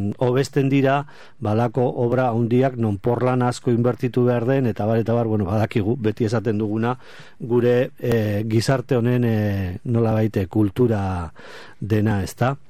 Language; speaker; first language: Basque; native; Basque